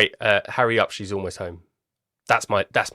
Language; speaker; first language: English; native; English